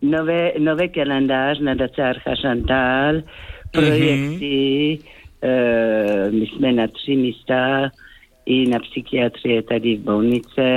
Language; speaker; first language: Czech; non-native, fluent; French